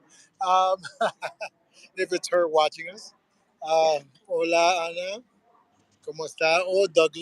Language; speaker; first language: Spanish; early bilingual, heritage; Spanish